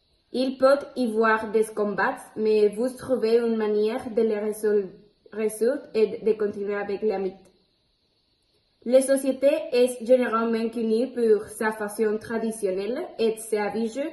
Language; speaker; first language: French; non-native, learner; Spanish